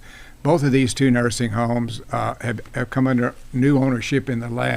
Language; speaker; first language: English; native; English